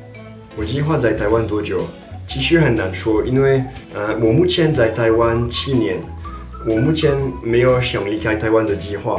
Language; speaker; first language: Chinese; non-native, fluent; French